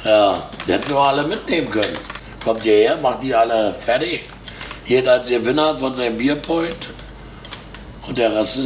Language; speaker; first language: German; native; German